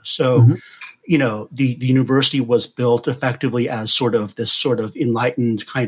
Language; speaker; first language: English; native; English